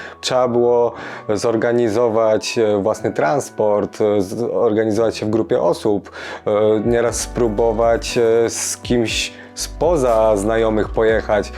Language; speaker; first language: Polish; native; Polish